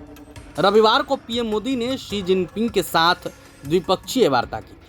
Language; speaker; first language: Hindi; native; Hindi